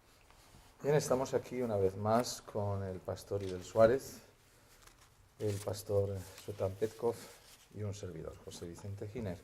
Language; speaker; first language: Spanish; native; Spanish